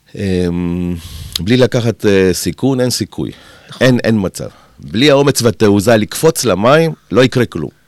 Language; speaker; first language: Hebrew; early bilingual, other home language; Spanish